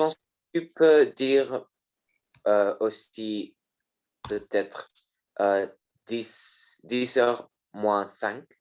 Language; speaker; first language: French; non-native, learner; Spanish